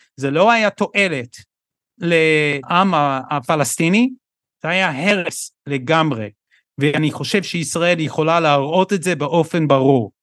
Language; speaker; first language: Hebrew; non-native, fluent; English